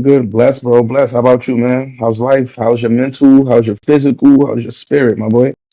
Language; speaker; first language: English; native; English